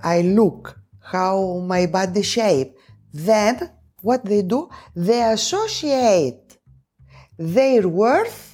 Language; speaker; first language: English; non-native, fluent; Greek